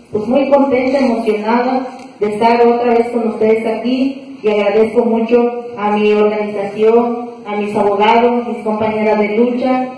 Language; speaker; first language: Spanish; non-native, fluent; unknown